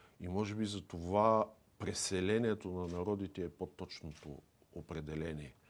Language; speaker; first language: Bulgarian; native; Bulgarian